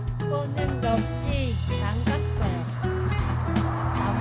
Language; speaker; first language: Korean; non-native, learner; Vietnamese